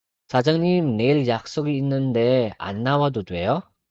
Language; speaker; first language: Korean; non-native, fluent; Filipino